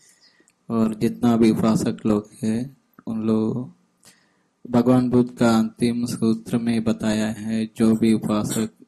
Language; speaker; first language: Hindi; non-native, fluent; Sinhala